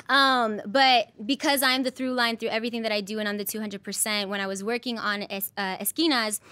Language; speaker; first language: English; native; English